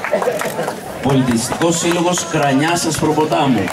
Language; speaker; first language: Greek; native; Greek